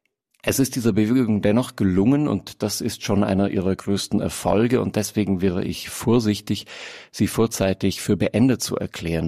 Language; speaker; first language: German; native; German